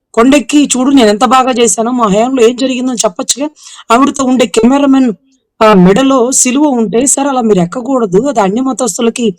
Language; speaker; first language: Telugu; native; Telugu